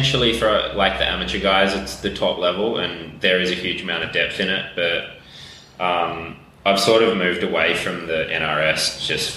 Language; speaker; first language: English; native; English